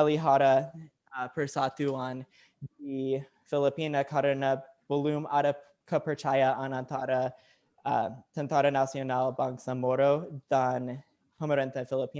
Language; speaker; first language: Indonesian; non-native, learner; English